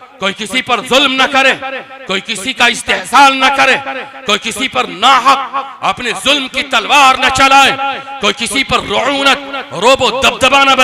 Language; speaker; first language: Urdu; native; Urdu